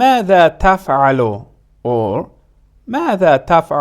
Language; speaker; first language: Arabic; non-native, fluent; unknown